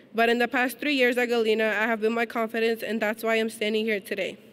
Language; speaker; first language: English; non-native, fluent; Spanish